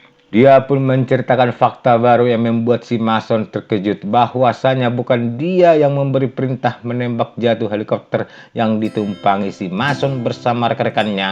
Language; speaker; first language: Indonesian; native; Indonesian